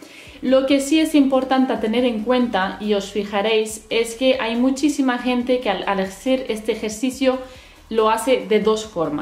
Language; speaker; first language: Spanish; native; Spanish